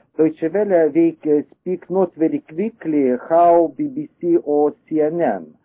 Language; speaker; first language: English; non-native, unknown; Russian